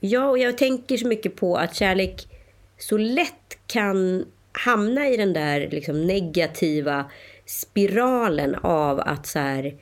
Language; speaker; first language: Swedish; native; Swedish